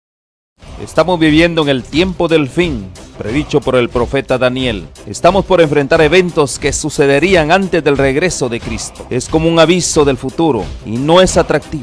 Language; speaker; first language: Spanish; native; Spanish